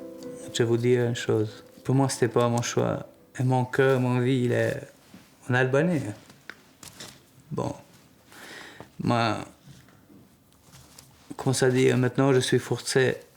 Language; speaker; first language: French; non-native, learner; Albanian